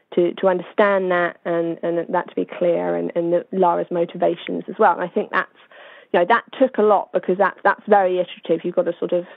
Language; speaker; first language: English; native; English